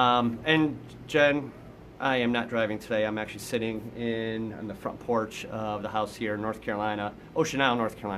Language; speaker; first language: English; native; English